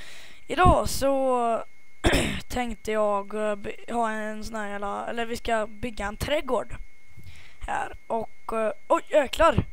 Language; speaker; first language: Swedish; native; Swedish